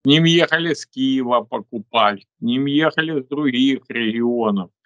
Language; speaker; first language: Russian; non-native, local second language; Ukrainian